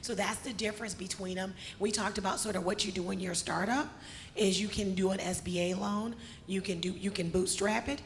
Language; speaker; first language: English; native; English